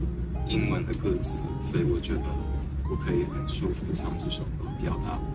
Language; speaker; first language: Chinese; non-native, fluent; Japanese